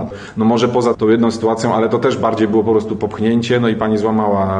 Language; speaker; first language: Polish; native; Polish